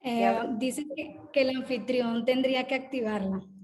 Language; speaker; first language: Spanish; native; Spanish